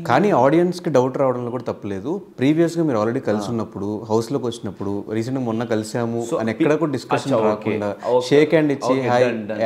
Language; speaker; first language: Telugu; native; Telugu